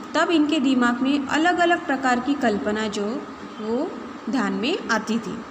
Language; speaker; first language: Hindi; non-native, local second language; Marathi